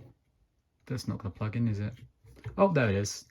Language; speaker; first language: English; native; English